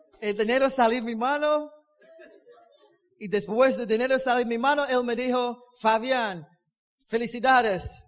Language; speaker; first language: Spanish; non-native, learner; English